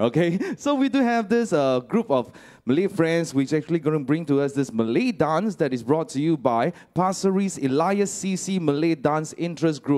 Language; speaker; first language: English; non-native, local second language; Chinese